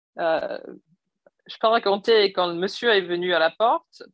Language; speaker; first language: French; non-native, fluent; English